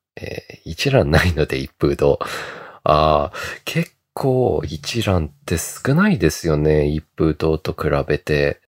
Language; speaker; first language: Japanese; early bilingual, heritage; Japanese